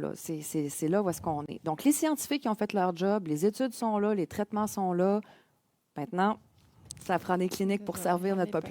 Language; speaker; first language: French; native; French